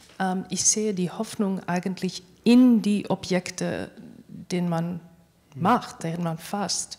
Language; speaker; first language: German; non-native, learner; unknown